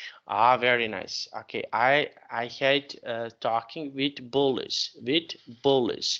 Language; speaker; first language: English; non-native, fluent; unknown